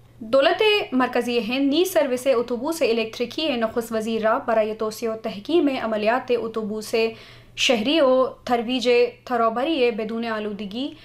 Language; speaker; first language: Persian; non-native, fluent; Hindi